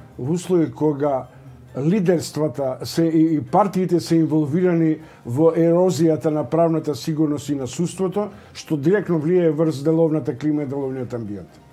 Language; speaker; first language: Macedonian; native; Macedonian